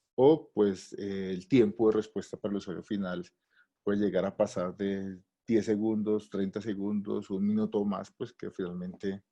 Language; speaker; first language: Spanish; native; Spanish